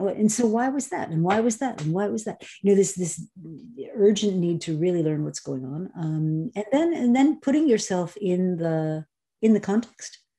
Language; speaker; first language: English; native; English